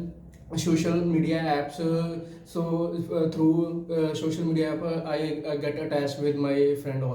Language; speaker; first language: English; non-native, learner; Punjabi